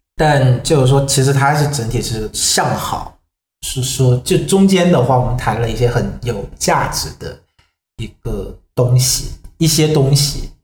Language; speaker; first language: Chinese; non-native, fluent; Vietnamese